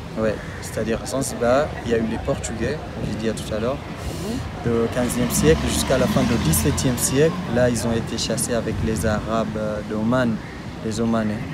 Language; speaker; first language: French; non-native, fluent; Swahili